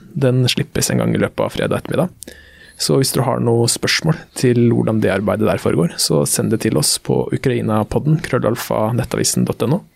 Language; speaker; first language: Norwegian; native; Norwegian